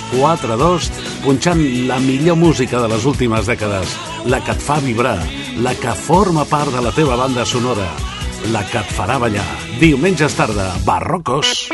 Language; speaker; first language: Catalan; native; Catalan